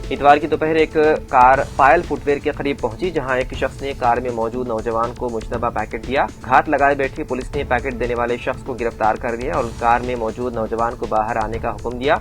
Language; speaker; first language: Urdu; native; Urdu